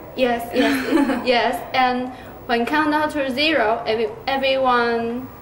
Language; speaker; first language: English; non-native, learner; Chinese